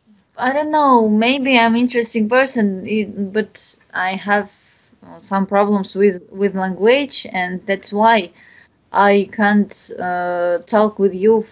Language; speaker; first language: English; non-native, learner; Bashkir